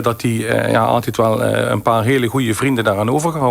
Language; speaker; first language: Dutch; native; Dutch